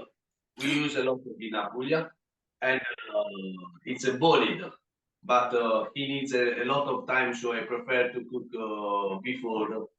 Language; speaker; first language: English; non-native, learner; Italian